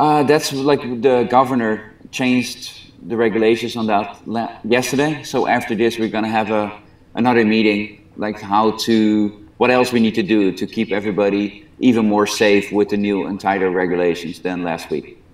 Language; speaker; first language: English; non-native, fluent; Dutch